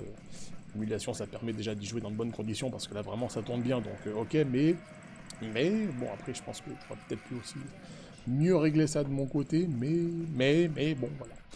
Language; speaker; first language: French; native; French